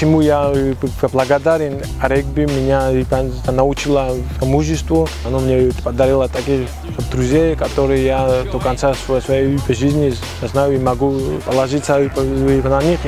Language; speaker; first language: Russian; non-native, fluent; Georgian